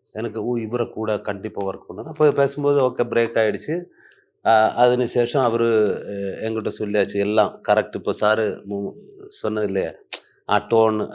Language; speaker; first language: Tamil; non-native, learner; Malayalam